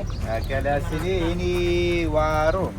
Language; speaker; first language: Indonesian; non-native, learner; Arabic